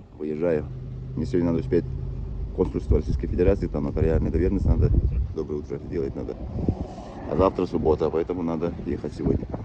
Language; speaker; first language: Russian; non-native, local second language; Yakut